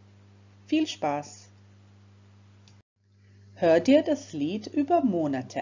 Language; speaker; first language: German; non-native, fluent; Croatian